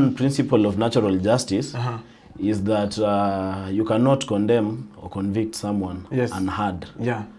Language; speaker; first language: English; non-native, local second language; Swahili